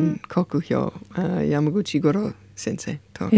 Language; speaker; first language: Japanese; non-native, learner; English